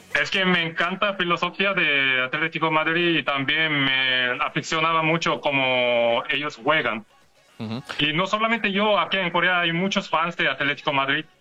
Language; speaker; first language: Spanish; non-native, learner; Korean